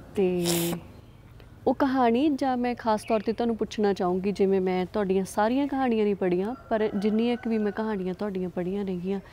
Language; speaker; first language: Punjabi; native; Punjabi